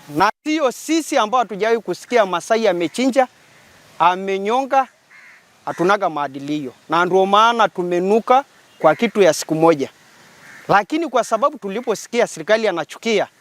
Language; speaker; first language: Swahili; non-native, local second language; Masai